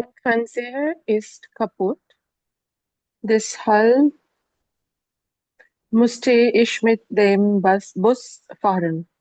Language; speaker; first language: German; non-native, learner; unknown